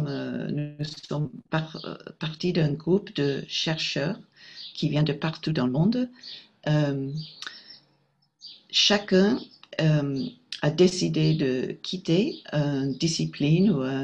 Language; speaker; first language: French; non-native, fluent; English